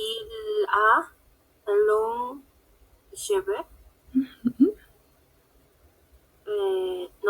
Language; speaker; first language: French; non-native, learner; Spanish